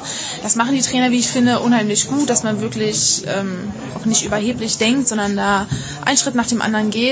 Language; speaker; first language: German; native; German